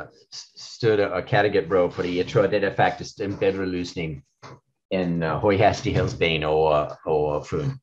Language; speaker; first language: Danish; non-native, learner; English